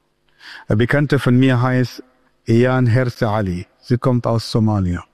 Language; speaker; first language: German; non-native, fluent; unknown